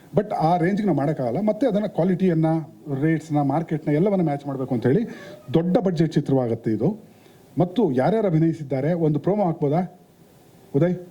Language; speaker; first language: Kannada; native; Kannada